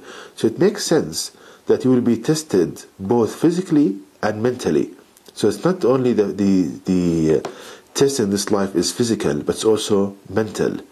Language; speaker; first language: English; non-native, fluent; Arabic